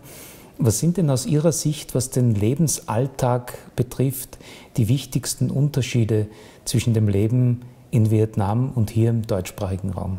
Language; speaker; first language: German; native; German